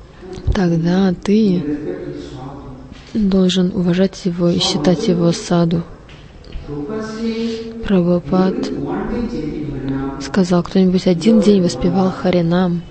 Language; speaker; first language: Russian; non-native, learner; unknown